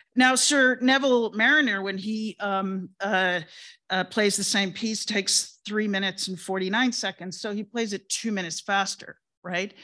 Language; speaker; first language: English; native; English